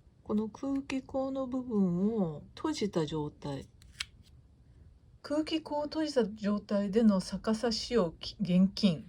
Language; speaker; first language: Japanese; native; Japanese